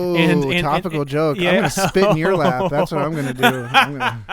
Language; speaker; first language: English; native; English